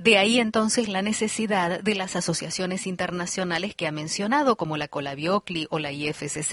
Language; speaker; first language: Spanish; native; Spanish